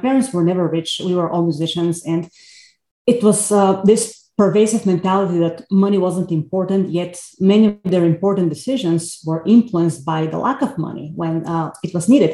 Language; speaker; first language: English; non-native, fluent; Bulgarian